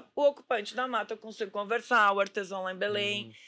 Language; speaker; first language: Portuguese; native; Portuguese